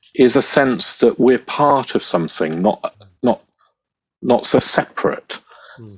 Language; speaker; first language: English; native; English